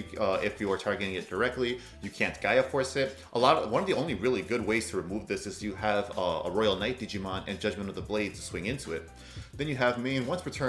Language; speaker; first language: English; native; English